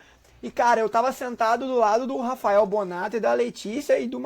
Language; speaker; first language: Portuguese; native; Portuguese